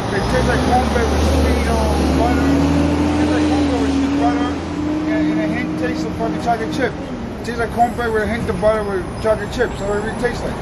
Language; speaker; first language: English; native; English